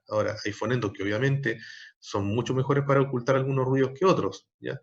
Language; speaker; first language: Spanish; native; Spanish